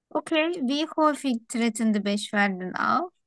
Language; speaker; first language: German; non-native, learner; Turkish